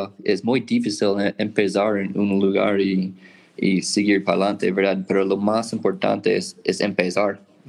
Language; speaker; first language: Spanish; non-native, fluent; English